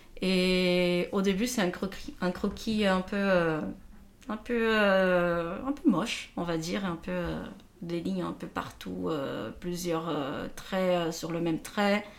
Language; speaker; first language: French; non-native, fluent; Portuguese